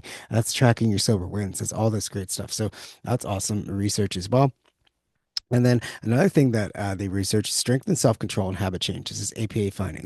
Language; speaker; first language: English; native; English